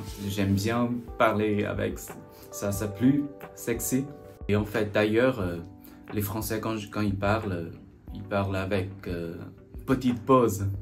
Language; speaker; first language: French; non-native, learner; Chinese